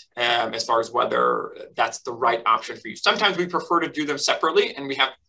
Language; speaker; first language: English; native; English